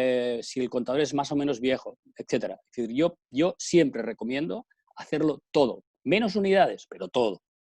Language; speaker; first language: Spanish; native; Spanish